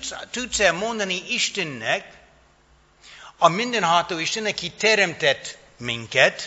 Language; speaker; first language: Hungarian; non-native, fluent; English